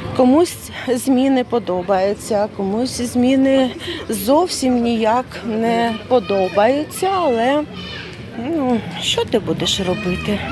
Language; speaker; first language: Ukrainian; non-native, local second language; Russian